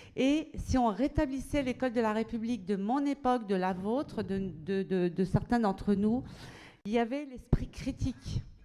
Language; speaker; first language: French; early bilingual, other home language; Kabyle